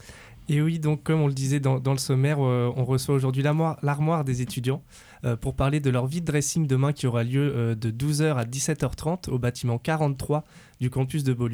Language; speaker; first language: French; native; French